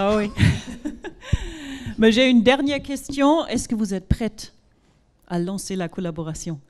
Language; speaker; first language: French; non-native, fluent; German